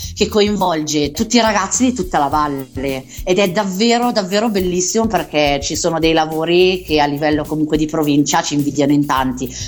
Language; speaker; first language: Italian; native; Italian